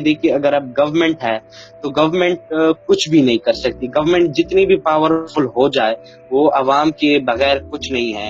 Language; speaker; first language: Urdu; non-native, local second language; Pashto